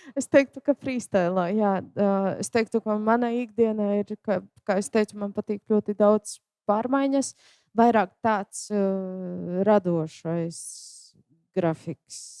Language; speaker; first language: Latvian; native; Latvian